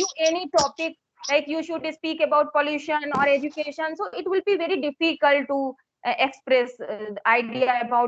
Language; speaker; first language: English; non-native, local second language; Hindi